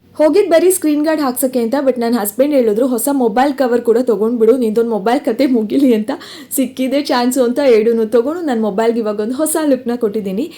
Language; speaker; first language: Kannada; non-native, local second language; Tulu